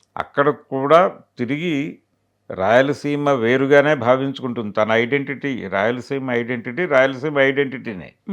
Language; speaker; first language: Telugu; native; Telugu